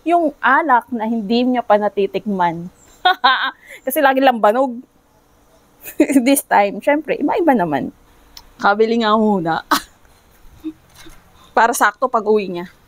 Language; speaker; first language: Filipino; native; Filipino